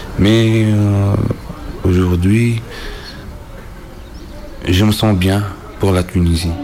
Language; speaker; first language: French; non-native, learner; Arabic